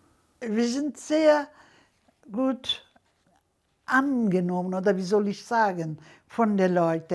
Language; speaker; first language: German; non-native, learner; Turkish